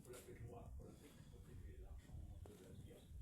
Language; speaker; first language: French; non-native, local second language; Arabic